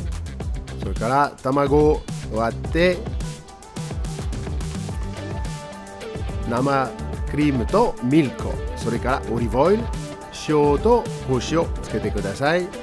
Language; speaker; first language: Japanese; non-native, fluent; French